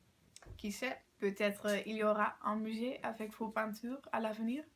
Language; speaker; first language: French; non-native, learner; Dutch